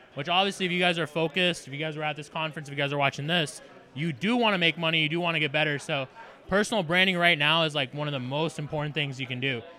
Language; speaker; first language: English; native; English